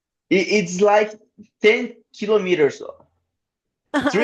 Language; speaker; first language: English; non-native, learner; Portuguese